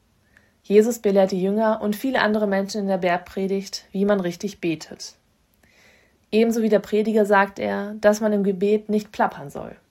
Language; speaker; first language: German; native; German